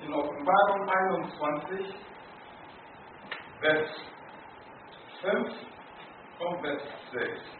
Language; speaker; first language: German; non-native, learner; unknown